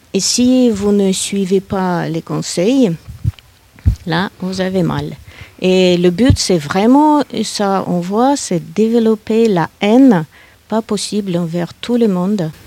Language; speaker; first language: French; non-native, fluent; Russian